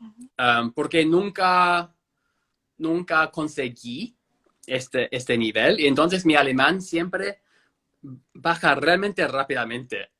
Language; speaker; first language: Spanish; non-native, fluent; English